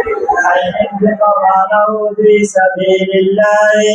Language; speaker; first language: Arabic; non-native, fluent; Bangla